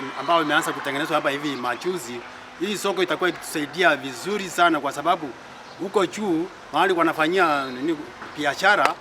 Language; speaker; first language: Swahili; non-native, local second language; Gusii